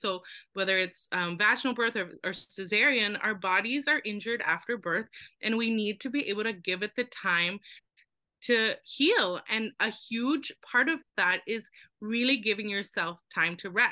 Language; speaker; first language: English; native; English